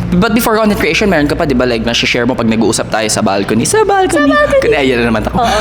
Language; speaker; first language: Filipino; native; Filipino